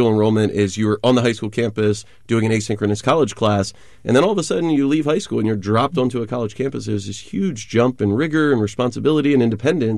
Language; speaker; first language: English; native; English